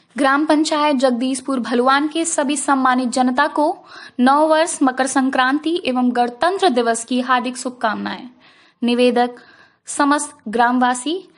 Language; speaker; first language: Hindi; native; Hindi